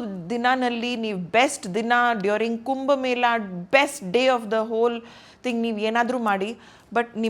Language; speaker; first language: Kannada; non-native, local second language; Hindi